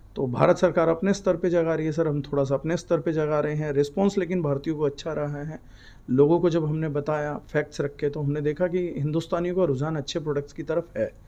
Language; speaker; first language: Hindi; native; Hindi